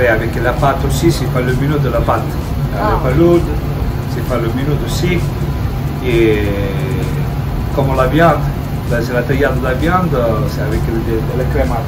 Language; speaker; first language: French; non-native, learner; Italian